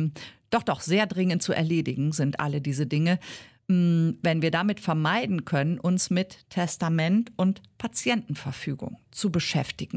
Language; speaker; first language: German; native; German